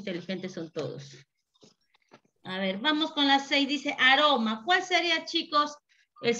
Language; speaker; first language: Spanish; native; Spanish